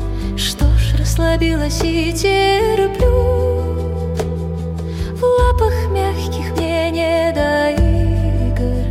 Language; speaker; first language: Russian; native; Russian